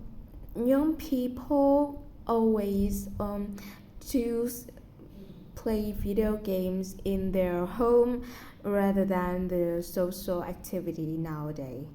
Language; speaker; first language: English; non-native, learner; Vietnamese